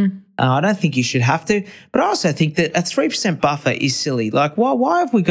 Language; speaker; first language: English; native; English